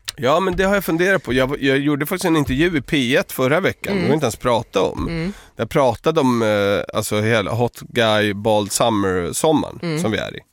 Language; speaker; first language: Swedish; native; Swedish